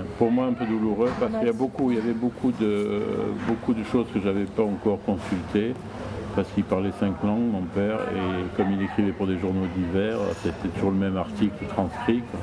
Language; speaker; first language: French; native; French